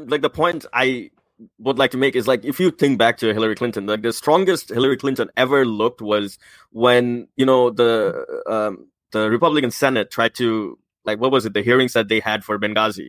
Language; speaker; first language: English; non-native, local second language; Bangla